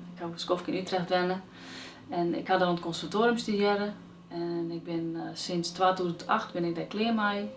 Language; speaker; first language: Dutch; non-native, local second language; Western Frisian